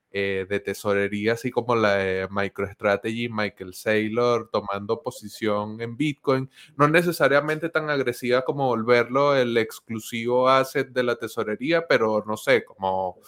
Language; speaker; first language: Spanish; native; Spanish